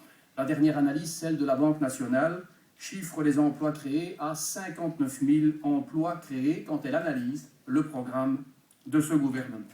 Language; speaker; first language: French; native; French